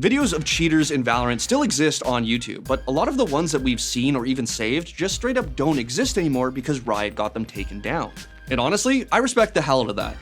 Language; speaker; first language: English; native; English